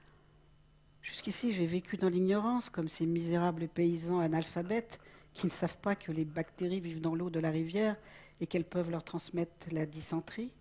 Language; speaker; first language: French; native; French